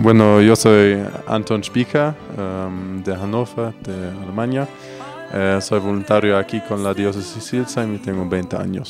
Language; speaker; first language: Spanish; non-native, fluent; German